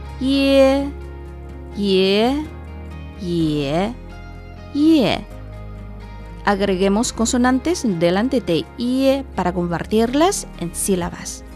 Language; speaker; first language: Spanish; non-native, fluent; Chinese